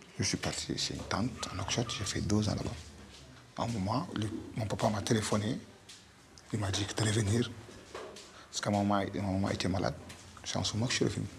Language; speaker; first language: French; non-native, local second language; Fula